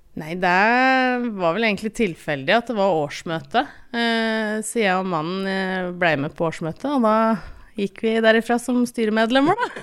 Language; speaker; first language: Norwegian; native; Norwegian